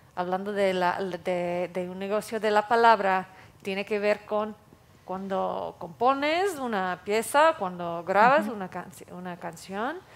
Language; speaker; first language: Spanish; non-native, fluent; English